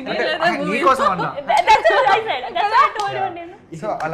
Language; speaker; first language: Telugu; native; Telugu